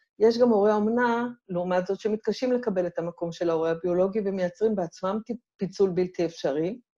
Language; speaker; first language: Hebrew; native; Hebrew